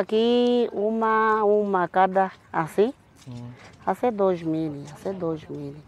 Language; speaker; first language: Portuguese; non-native, local second language; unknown